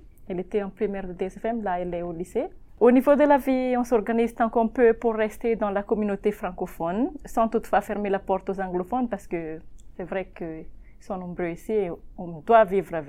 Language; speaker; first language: French; non-native, local second language; Malagasy